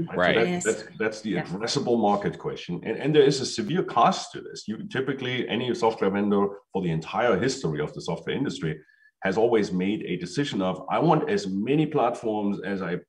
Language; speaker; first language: English; non-native, fluent; German